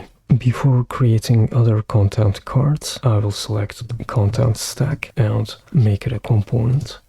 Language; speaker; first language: English; non-native, fluent; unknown